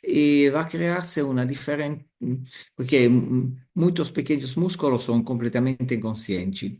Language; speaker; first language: Portuguese; non-native, learner; Italian